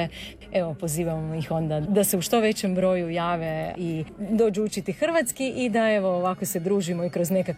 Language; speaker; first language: Serbian; native; Serbian